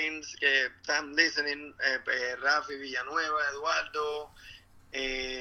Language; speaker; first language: English; non-native, fluent; Spanish